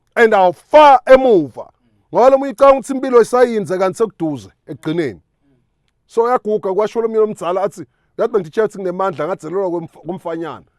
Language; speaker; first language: Zulu; non-native, local second language; Swati